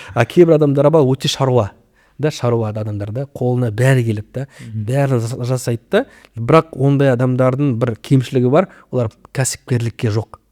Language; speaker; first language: Kazakh; native; Kazakh